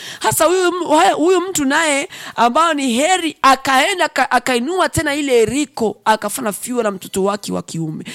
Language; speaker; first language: Swahili; non-native, local second language; Rundi